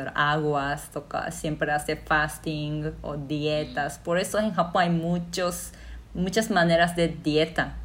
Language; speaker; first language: Spanish; non-native, fluent; Japanese